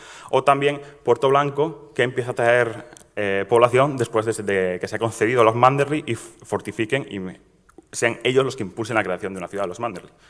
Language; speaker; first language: Spanish; native; Spanish